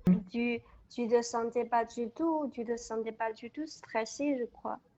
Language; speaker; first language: French; non-native, learner; Chinese